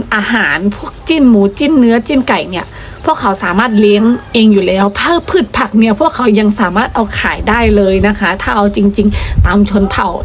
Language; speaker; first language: Thai; non-native, fluent; Burmese